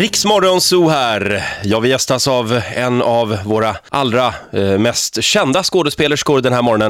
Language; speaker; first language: Swedish; native; Swedish